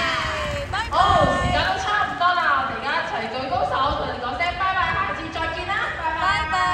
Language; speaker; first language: Chinese; native; Chinese